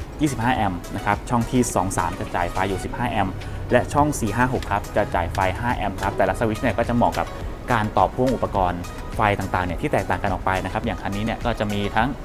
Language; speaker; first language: Thai; native; Thai